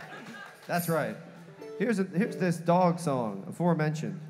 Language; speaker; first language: English; native; English